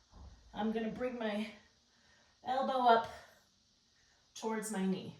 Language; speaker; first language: English; native; English